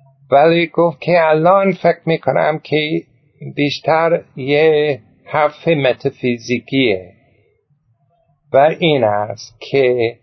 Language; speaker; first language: Persian; non-native, fluent; English